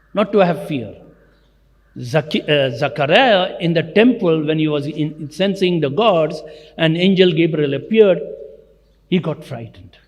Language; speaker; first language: English; non-native, local second language; Gujarati